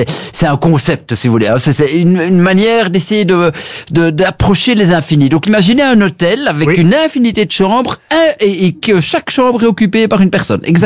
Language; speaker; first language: French; native; French